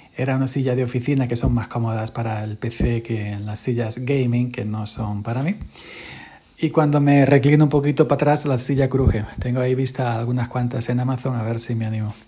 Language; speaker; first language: Spanish; native; Spanish